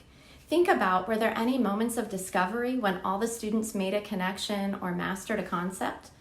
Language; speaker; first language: English; native; English